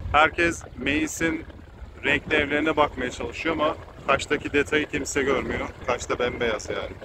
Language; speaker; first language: Turkish; native; Turkish